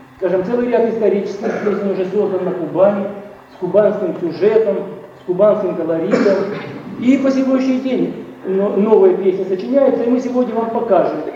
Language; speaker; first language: Russian; native; Russian